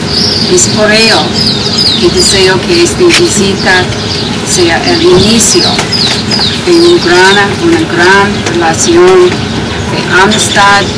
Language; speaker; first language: Spanish; non-native, fluent; English